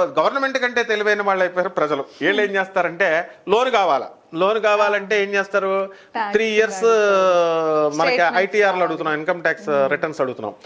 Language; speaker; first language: Telugu; native; Telugu